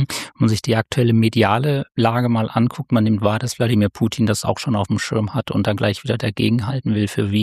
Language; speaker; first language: German; native; German